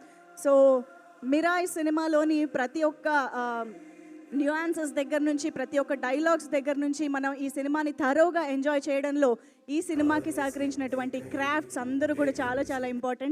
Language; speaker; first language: Telugu; native; Telugu